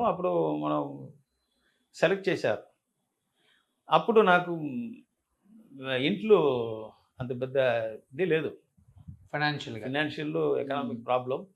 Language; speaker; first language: Telugu; non-native, learner; Tamil